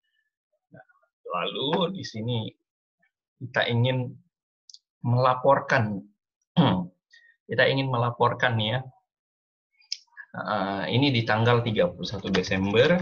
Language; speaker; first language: Indonesian; native; Indonesian